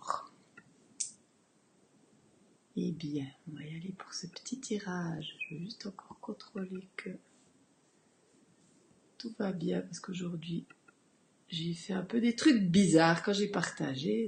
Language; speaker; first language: French; native; French